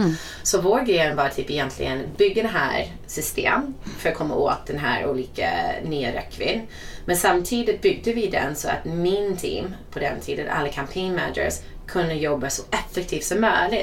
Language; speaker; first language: Swedish; non-native, fluent; English